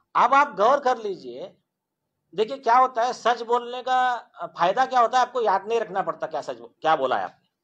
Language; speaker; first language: Hindi; non-native, local second language; Marathi